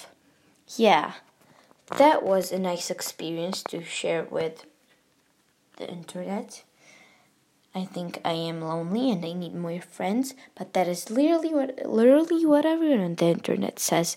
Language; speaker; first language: English; native; English